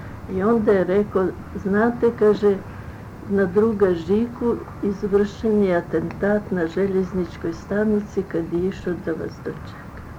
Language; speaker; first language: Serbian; early bilingual, other home language; Russian